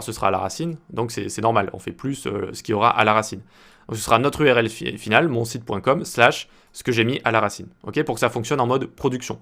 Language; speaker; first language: French; native; French